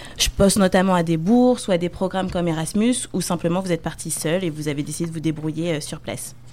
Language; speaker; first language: French; native; French